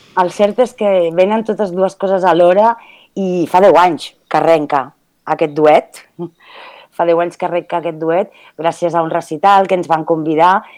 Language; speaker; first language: Catalan; early bilingual, other home language; Spanish